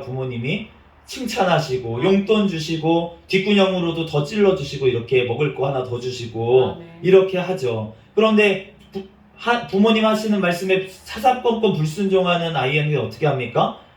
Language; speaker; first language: Korean; native; Korean